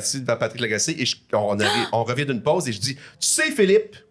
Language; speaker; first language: French; native; French